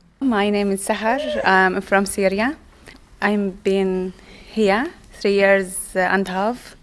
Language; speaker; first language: English; non-native, learner; Arabic